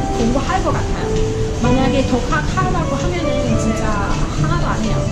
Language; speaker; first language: Korean; non-native, learner; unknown